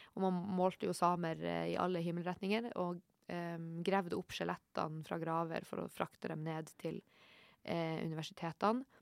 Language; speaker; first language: Norwegian; native; Norwegian